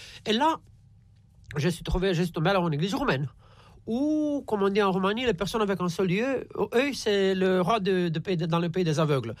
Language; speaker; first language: French; non-native, fluent; Romanian